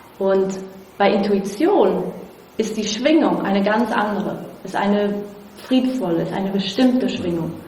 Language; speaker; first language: German; non-native, fluent; Portuguese